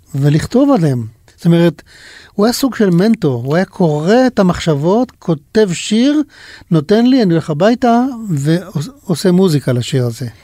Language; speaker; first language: Hebrew; native; Hebrew